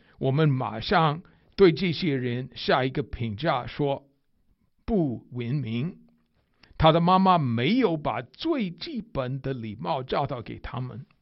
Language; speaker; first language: Chinese; non-native, fluent; English